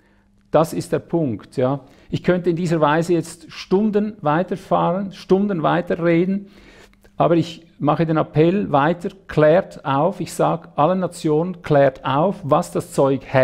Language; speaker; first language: German; native; German